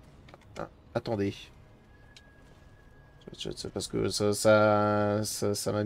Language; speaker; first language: French; native; French